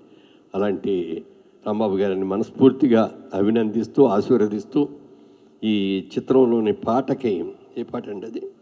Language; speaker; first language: Telugu; native; Telugu